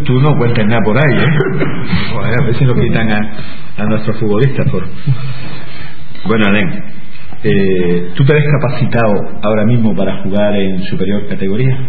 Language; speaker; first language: Spanish; native; Spanish